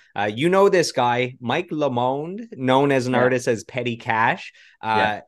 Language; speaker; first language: English; native; English